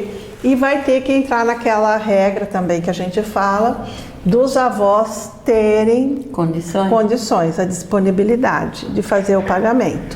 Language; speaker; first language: Portuguese; native; Portuguese